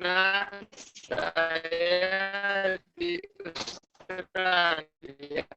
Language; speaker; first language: Indonesian; non-native, learner; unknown